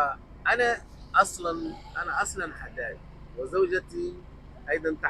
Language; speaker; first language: Arabic; non-native, fluent; Tamasheq